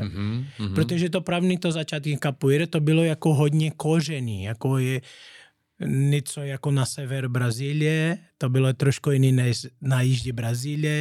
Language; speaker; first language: Czech; non-native, learner; Portuguese